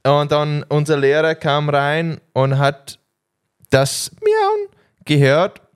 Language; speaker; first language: German; non-native, learner; English